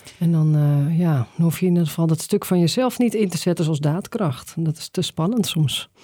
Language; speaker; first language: Dutch; native; Dutch